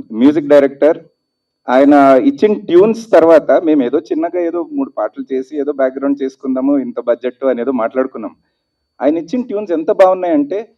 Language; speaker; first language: Telugu; native; Telugu